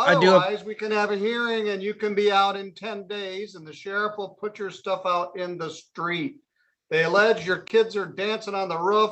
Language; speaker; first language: English; native; English